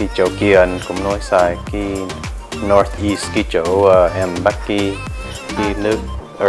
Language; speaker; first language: Vietnamese; early bilingual, heritage; Vietnamese